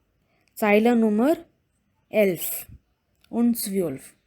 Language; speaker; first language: German; non-native, fluent; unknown